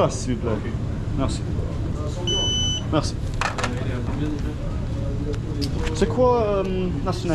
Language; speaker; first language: French; non-native, learner; English